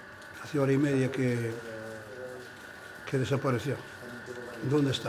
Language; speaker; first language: Spanish; native; Spanish